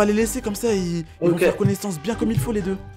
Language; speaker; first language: French; native; French